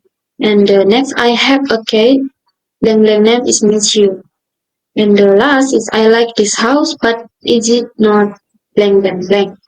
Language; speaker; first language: English; non-native, local second language; Indonesian